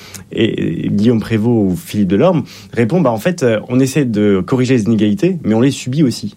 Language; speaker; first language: French; native; French